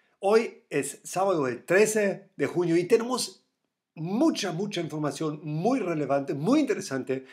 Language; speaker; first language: Spanish; non-native, fluent; German